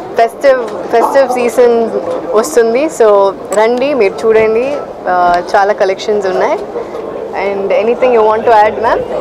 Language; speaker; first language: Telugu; non-native, fluent; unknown